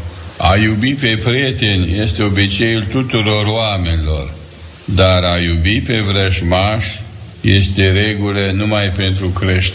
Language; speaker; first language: Romanian; native; Romanian